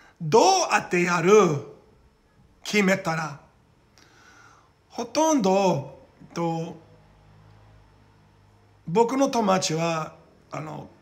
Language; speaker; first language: Japanese; non-native, learner; Portuguese